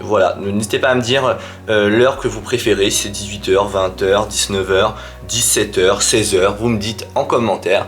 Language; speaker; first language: French; native; French